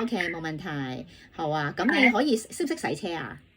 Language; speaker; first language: Cantonese; native; Cantonese